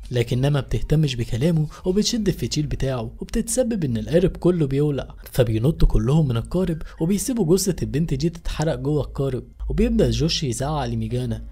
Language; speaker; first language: Arabic; native; Arabic